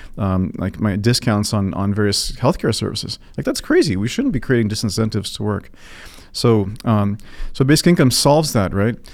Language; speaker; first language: English; native; English